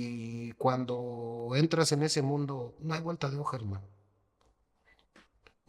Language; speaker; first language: Spanish; native; Spanish